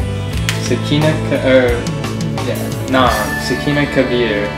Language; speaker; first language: Arabic; non-native, learner; English